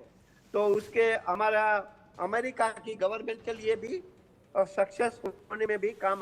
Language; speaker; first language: Hindi; non-native, local second language; Gujarati